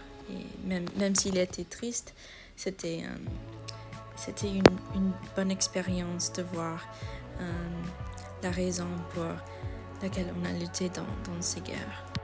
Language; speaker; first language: French; non-native, learner; English